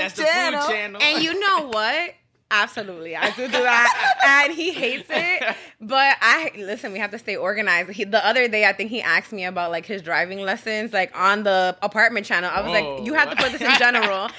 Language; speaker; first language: English; native; English